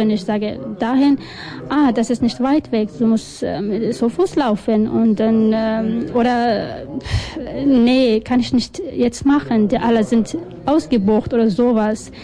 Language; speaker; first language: German; non-native, learner; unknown